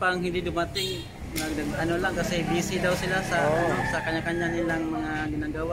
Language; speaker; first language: Filipino; non-native, local second language; Cebuano